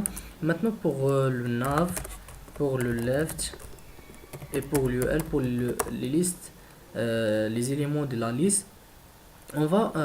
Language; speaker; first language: French; non-native, learner; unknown